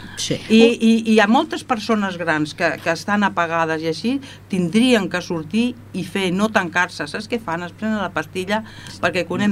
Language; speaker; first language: Catalan; native; Catalan